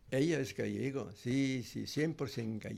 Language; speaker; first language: Spanish; non-native, learner; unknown